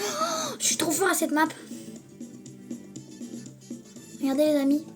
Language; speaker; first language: French; native; French